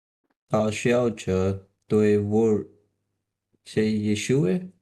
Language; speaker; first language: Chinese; non-native, learner; Urdu